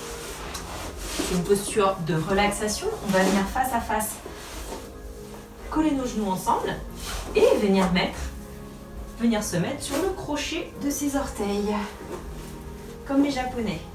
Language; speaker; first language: French; native; French